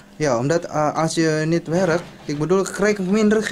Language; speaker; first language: Dutch; non-native, learner; Indonesian